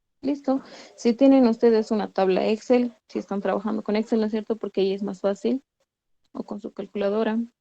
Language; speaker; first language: Spanish; native; Spanish